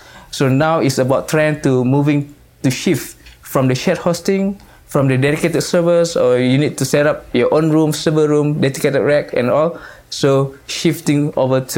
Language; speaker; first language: English; non-native, local second language; Malay